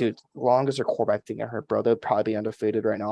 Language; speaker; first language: English; native; English